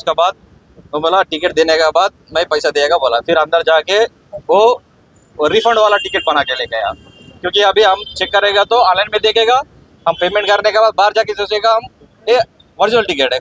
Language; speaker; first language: Hindi; non-native, local second language; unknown